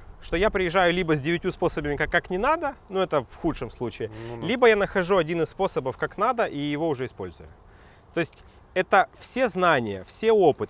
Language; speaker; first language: Russian; native; Russian